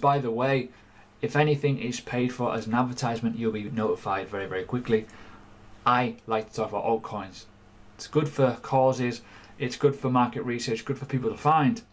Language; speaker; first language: English; native; English